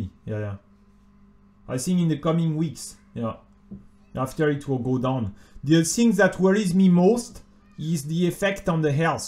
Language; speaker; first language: English; non-native, fluent; French